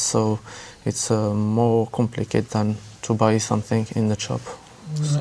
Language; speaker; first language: English; non-native, learner; French